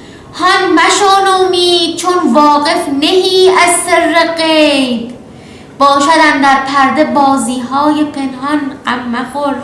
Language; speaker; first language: Persian; native; Persian